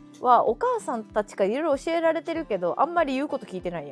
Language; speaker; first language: Japanese; native; Japanese